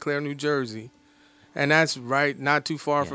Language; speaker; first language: English; native; English